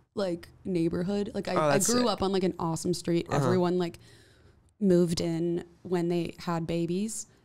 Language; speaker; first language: English; native; English